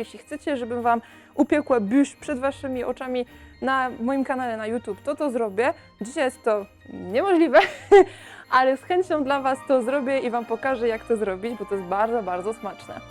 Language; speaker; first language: Polish; native; Polish